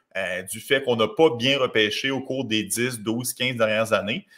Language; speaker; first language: French; native; French